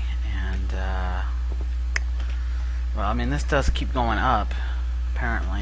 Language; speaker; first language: English; native; English